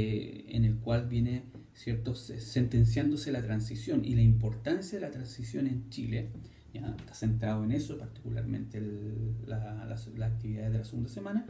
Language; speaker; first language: Spanish; native; Spanish